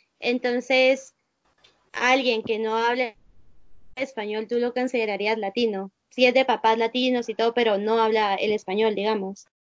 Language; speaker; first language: Spanish; native; Spanish